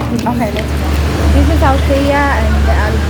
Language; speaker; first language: English; non-native, local second language; Filipino